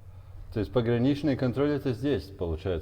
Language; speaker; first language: Russian; non-native, learner; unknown